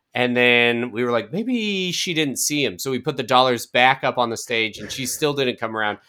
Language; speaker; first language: English; native; English